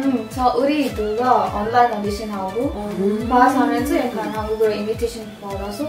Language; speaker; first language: Korean; non-native, fluent; Malayalam